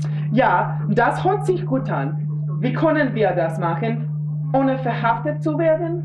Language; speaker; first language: German; non-native, learner; English